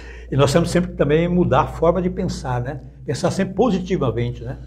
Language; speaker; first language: Portuguese; native; Portuguese